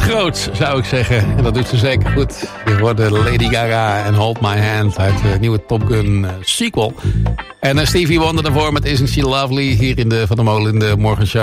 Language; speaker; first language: Dutch; native; Dutch